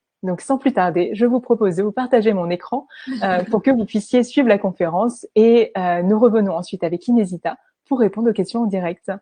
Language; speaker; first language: French; native; French